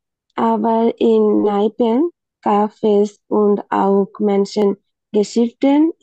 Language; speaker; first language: German; non-native, learner; Bangla